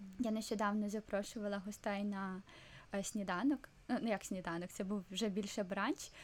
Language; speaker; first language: Ukrainian; non-native, local second language; Russian